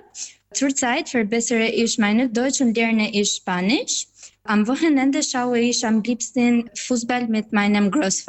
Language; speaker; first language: German; non-native, fluent; Albanian